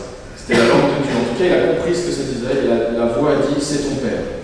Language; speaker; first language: French; native; French